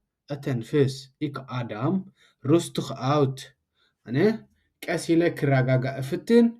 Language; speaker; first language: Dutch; non-native, learner; Tigrinya